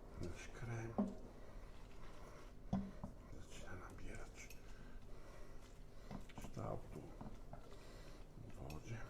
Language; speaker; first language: Polish; non-native, fluent; Italian